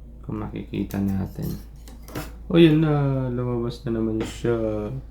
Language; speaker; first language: Filipino; native; Filipino